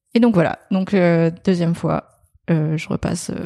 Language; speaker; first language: French; native; French